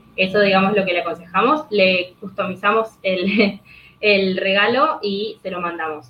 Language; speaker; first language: Spanish; native; Spanish